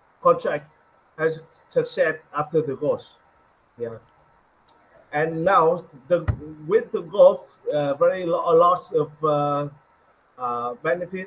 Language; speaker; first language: English; non-native, learner; Vietnamese